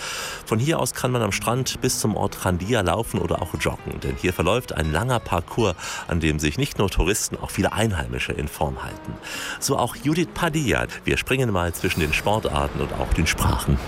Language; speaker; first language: German; native; German